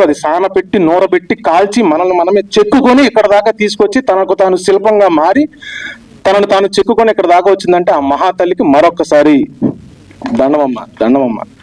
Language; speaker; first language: Telugu; native; Telugu